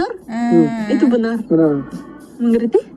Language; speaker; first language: Indonesian; non-native, learner; Japanese